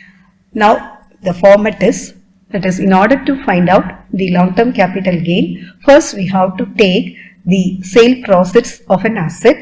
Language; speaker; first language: English; non-native, local second language; Tamil